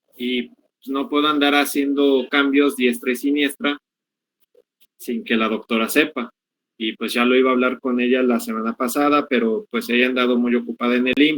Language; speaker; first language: Spanish; native; Spanish